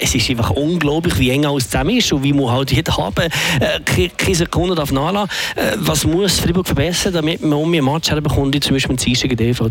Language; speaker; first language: German; native; German